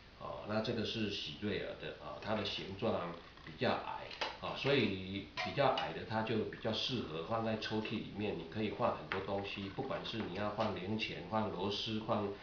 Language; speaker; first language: Chinese; native; Chinese